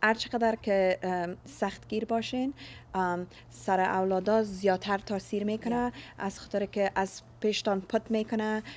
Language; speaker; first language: Persian; early bilingual, heritage; Persian